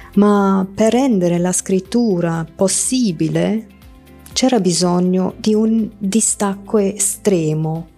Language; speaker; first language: Italian; non-native, fluent; German